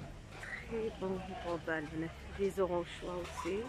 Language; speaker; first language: French; non-native, learner; Arabic